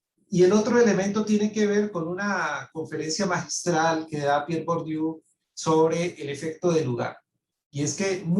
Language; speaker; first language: Spanish; native; Spanish